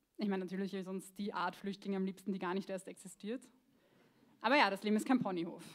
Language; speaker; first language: German; early bilingual, other home language; Croatian